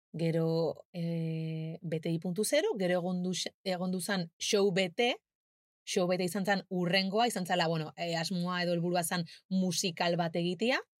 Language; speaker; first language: Basque; non-native, local second language; Spanish